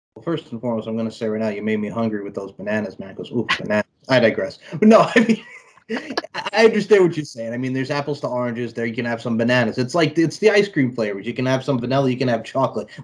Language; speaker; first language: English; native; English